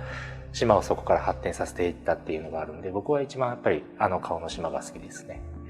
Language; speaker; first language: Japanese; native; Japanese